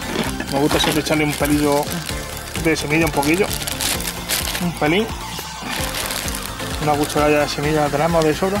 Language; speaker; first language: Spanish; native; Spanish